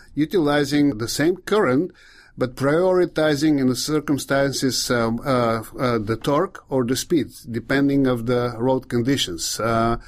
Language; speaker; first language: English; non-native, fluent; Bulgarian